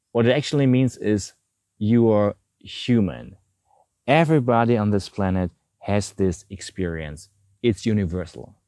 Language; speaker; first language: English; non-native, fluent; German